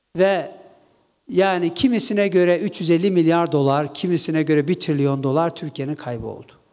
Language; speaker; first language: Turkish; non-native, local second language; Kurdish